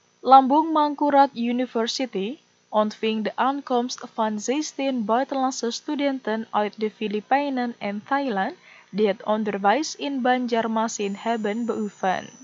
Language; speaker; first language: Dutch; non-native, fluent; Indonesian